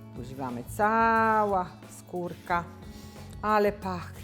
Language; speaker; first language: Polish; non-native, learner; Italian